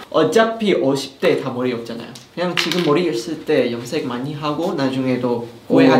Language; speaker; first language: Korean; non-native, fluent; Chinese